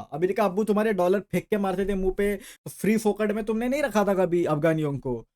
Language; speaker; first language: Hindi; native; Hindi